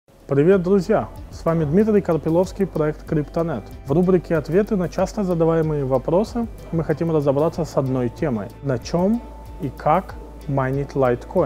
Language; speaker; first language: Russian; native; Russian